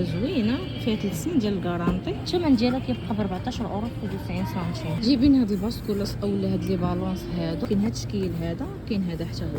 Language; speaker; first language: Arabic; native; Arabic